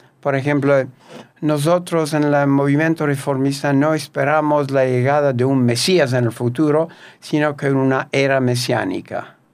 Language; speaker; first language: Spanish; non-native, fluent; Turkish